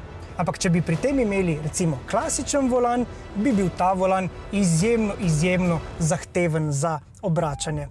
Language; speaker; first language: Slovenian; native; Slovenian